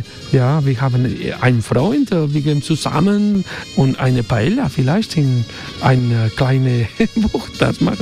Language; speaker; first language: German; non-native, learner; Spanish